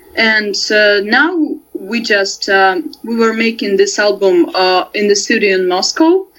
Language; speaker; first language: English; non-native, fluent; Russian